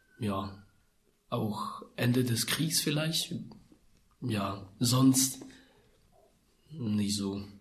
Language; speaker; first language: German; non-native, learner; Ukrainian